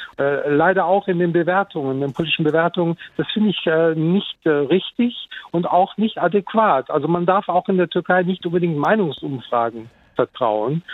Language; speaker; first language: German; early bilingual, other home language; Turkish